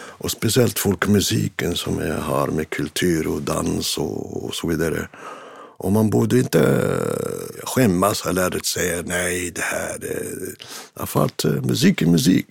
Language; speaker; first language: Swedish; non-native, fluent; Arabic